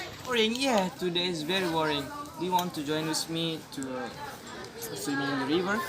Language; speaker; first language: English; non-native, learner; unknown